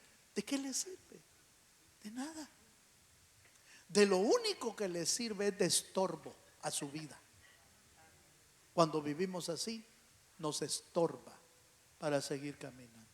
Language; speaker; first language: Spanish; native; Spanish